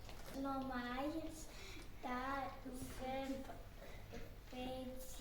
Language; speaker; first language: Estonian; non-native, local second language; Russian